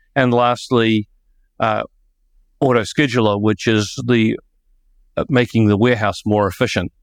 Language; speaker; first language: English; native; English